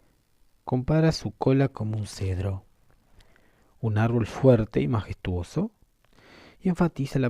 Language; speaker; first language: Spanish; native; Spanish